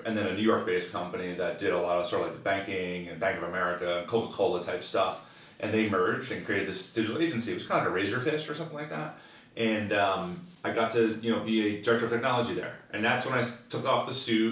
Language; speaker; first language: English; native; English